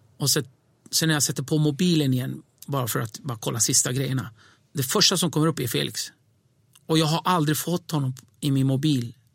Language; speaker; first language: Swedish; early bilingual, other home language; Kurdish